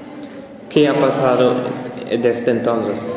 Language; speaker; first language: Spanish; non-native, fluent; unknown